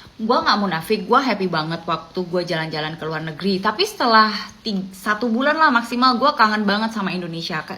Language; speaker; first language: Indonesian; native; Indonesian